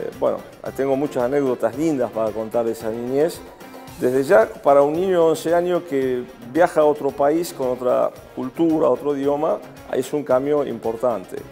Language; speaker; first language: Spanish; early bilingual, other home language; Arabic